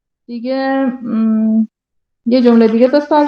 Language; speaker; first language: Persian; native; Persian